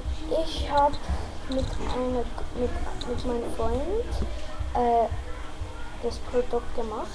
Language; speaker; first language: German; non-native, learner; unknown